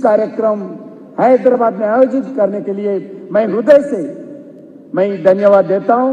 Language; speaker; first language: Hindi; non-native, local second language; Telugu